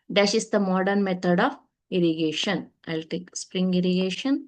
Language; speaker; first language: English; non-native, local second language; Kannada